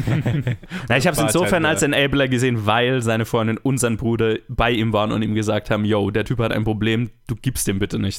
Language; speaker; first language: German; native; German